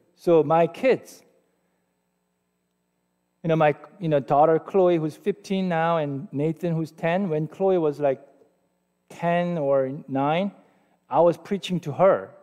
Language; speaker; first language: English; non-native, fluent; Korean